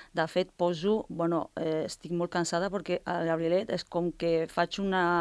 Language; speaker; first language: Catalan; non-native, fluent; Italian